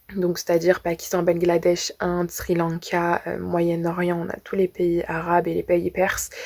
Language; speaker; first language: French; native; French